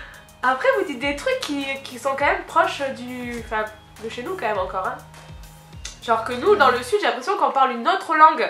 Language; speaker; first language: French; native; French